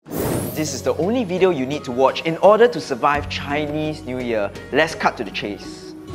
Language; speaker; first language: English; native; English